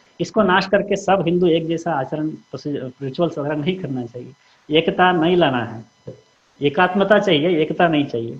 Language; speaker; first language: Hindi; non-native, local second language; Kannada